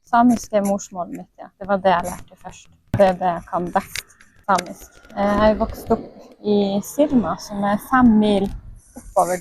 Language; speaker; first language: Norwegian; non-native, local second language; Northern Sami